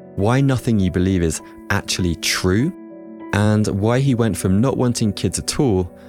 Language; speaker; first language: English; native; English